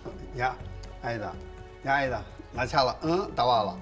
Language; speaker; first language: Russian; non-native, learner; Chinese